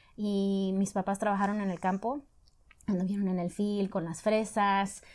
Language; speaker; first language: Spanish; early bilingual, other home language; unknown